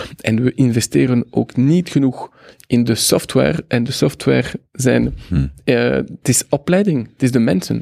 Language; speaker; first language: Dutch; non-native, local second language; French